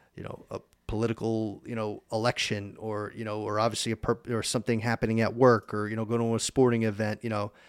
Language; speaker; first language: English; native; English